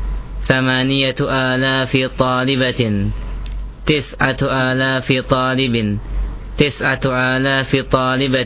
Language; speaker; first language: Arabic; non-native, learner; Indonesian